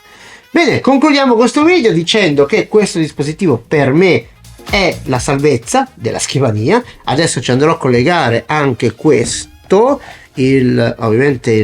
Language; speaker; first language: Italian; native; Italian